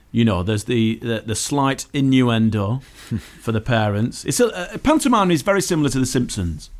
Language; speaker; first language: English; native; English